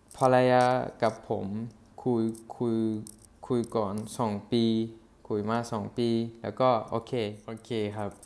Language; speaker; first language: Thai; non-native, fluent; Turkish